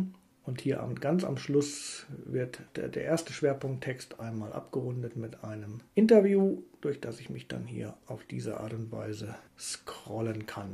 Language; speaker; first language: German; native; German